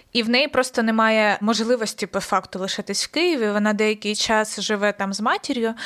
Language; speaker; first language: Ukrainian; native; Ukrainian